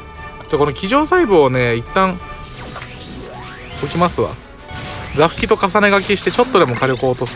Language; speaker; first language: Japanese; native; Japanese